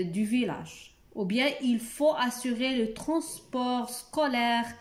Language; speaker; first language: French; non-native, local second language; Arabic